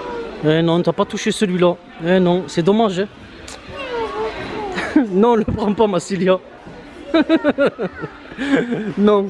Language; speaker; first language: French; native; French